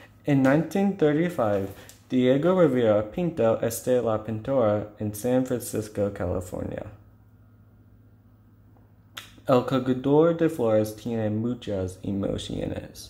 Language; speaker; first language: Spanish; non-native, learner; English